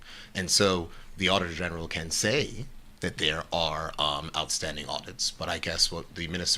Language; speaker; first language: English; native; English